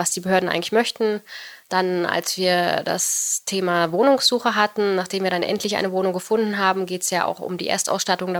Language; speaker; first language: German; native; German